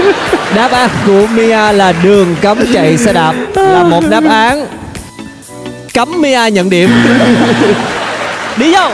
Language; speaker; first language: Vietnamese; native; Vietnamese